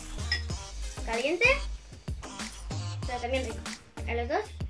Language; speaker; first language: Spanish; early bilingual, heritage; Spanish